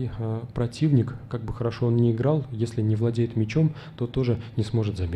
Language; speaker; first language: Russian; native; Russian